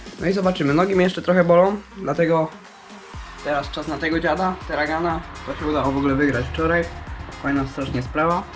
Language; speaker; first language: Polish; native; Polish